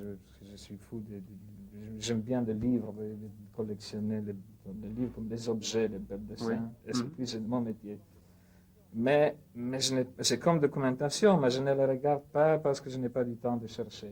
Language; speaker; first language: French; non-native, fluent; Polish